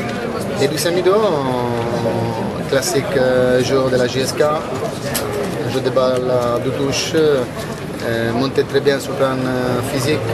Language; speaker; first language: French; non-native, learner; Italian